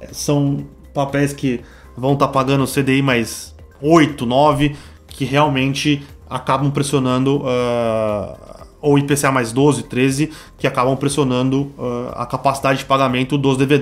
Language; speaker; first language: Portuguese; native; Portuguese